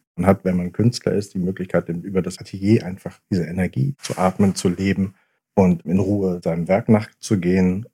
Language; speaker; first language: German; native; German